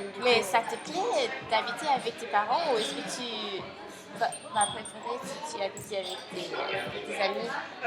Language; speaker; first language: French; non-native, learner; English